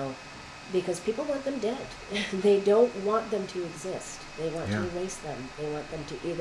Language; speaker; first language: English; native; English